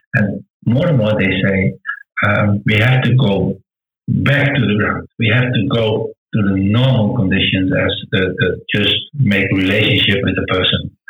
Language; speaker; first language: English; non-native, learner; Dutch